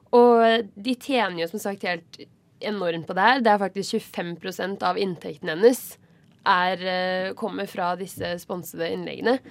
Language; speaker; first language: Norwegian; native; Norwegian